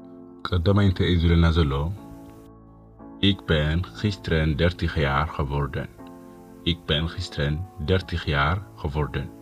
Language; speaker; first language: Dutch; non-native, fluent; Tigrinya